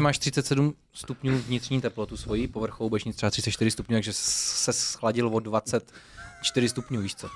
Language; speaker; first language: Czech; native; Czech